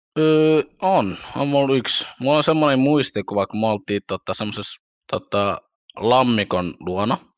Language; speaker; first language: Finnish; early bilingual, other home language; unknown